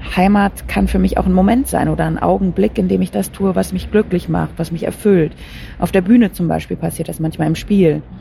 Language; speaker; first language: German; early bilingual, other home language; Polish